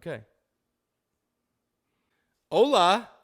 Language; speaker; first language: Spanish; non-native, learner; English